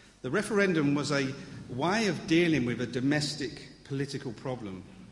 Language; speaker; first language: English; native; English